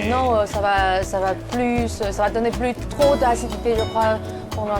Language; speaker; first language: French; non-native, fluent; Chinese